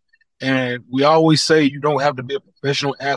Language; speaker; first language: English; native; English